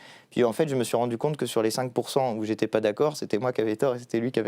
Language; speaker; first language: French; native; French